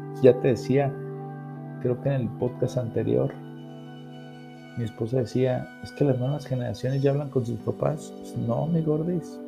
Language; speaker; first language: Spanish; native; Spanish